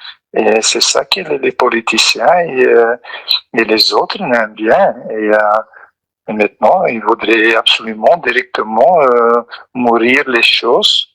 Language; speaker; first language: French; non-native, local second language; Dutch